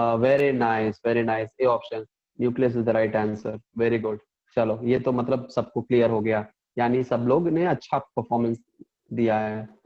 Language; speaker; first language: Hindi; non-native, local second language; Punjabi